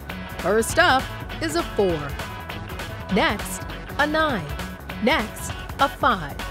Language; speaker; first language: English; native; English